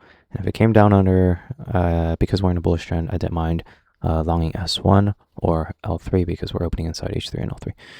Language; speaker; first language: English; native; English